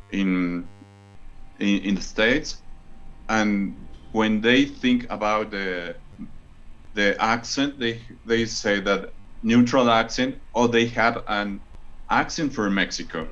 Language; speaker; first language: English; non-native, learner; Spanish